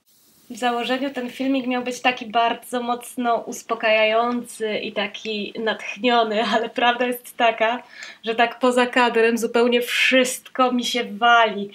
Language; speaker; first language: Polish; native; Polish